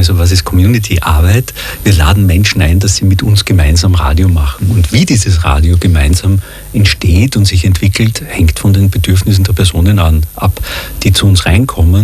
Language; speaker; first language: German; native; German